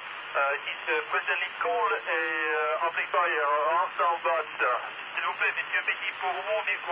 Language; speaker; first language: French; non-native, learner; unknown